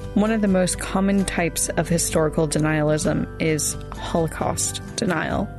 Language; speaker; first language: English; native; English